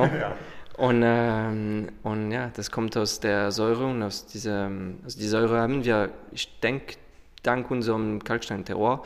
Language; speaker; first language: German; non-native, fluent; French